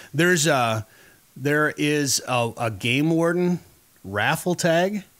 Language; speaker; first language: English; native; English